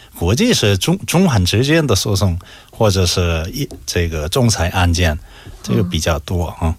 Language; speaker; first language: Chinese; non-native, fluent; Korean